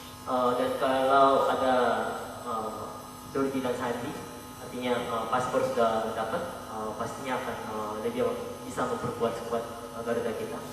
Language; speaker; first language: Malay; non-native, fluent; Korean